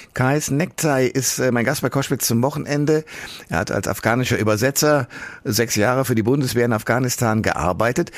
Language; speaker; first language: German; native; German